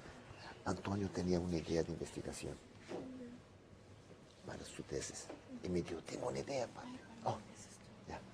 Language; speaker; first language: Spanish; non-native, fluent; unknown